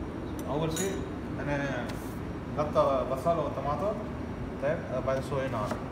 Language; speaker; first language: Arabic; non-native, learner; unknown